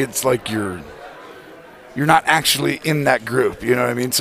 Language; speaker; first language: English; native; English